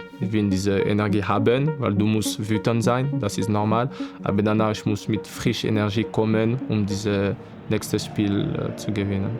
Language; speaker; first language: German; non-native, fluent; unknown